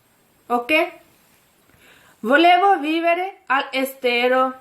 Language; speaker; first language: Italian; non-native, fluent; Urdu